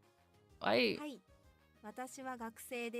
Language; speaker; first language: Japanese; non-native, learner; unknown